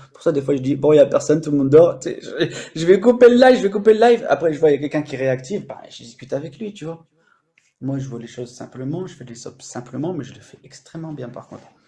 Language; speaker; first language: French; native; French